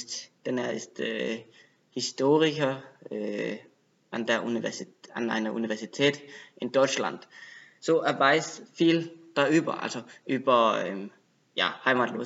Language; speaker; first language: German; non-native, learner; Danish